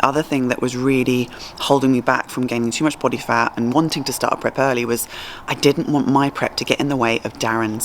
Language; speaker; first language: English; native; English